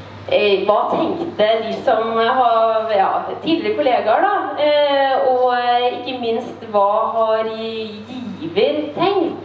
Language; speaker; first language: Norwegian; native; Norwegian